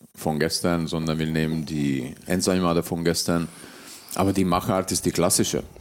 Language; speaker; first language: German; early bilingual, other home language; Hungarian